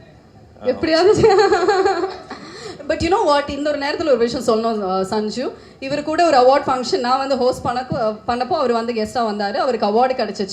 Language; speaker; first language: Tamil; native; Tamil